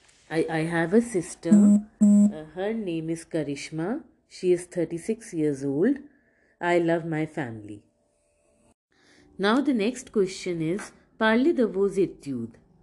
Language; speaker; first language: English; non-native, local second language; Hindi